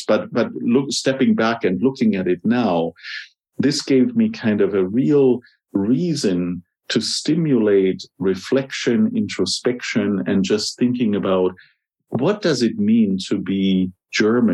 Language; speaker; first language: English; non-native, fluent; German